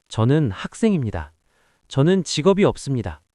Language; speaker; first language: Korean; non-native, learner; Nepali